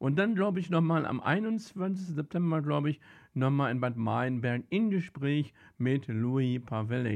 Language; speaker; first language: German; native; German